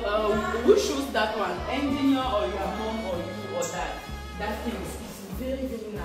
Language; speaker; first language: English; non-native, learner; French